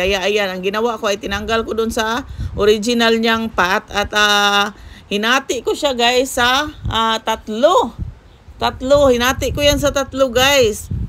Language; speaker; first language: Filipino; non-native, local second language; Cebuano